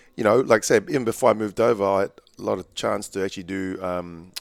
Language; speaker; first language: English; early bilingual, other home language; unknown